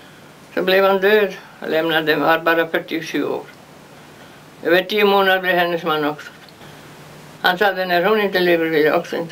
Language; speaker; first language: Swedish; early bilingual, heritage; Swedish